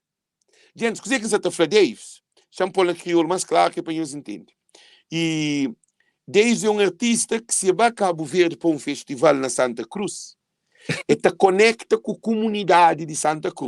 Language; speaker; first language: Portuguese; non-native, local second language; Kabuverdianu